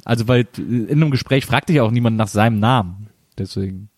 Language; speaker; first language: German; native; German